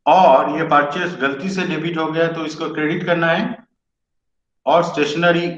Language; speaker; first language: Hindi; non-native, local second language; Bangla